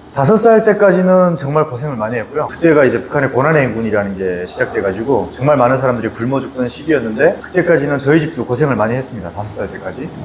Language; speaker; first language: Korean; native; Korean